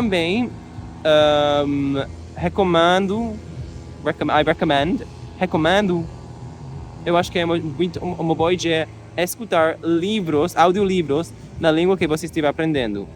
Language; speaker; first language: Portuguese; non-native, learner; English